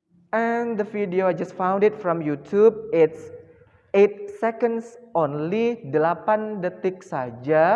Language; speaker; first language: English; non-native, fluent; Indonesian